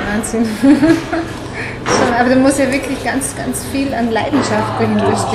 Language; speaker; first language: German; native; German